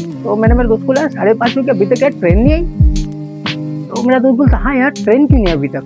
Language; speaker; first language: Hindi; native; Hindi